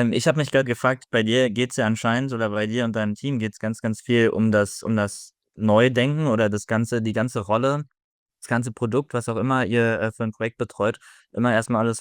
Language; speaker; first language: German; native; German